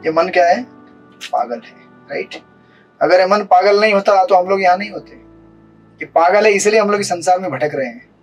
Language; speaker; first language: Hindi; non-native, local second language; Marathi